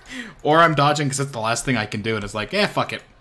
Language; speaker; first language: English; native; English